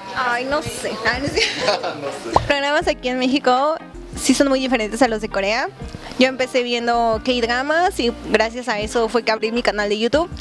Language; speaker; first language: Spanish; native; Spanish